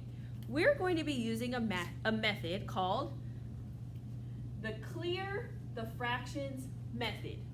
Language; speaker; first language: English; native; English